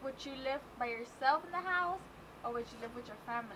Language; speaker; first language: English; early bilingual, other home language; Spanish